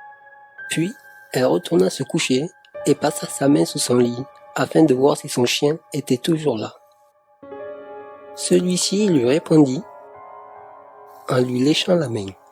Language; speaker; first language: French; native; French